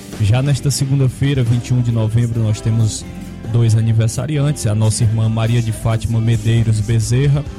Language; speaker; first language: Portuguese; native; Portuguese